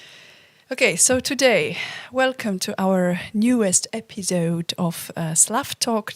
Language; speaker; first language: English; non-native, fluent; Polish